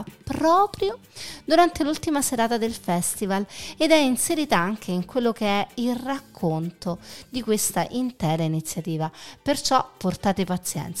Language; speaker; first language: Italian; native; Italian